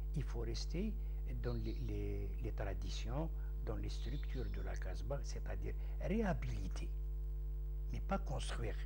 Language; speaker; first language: French; non-native, local second language; Arabic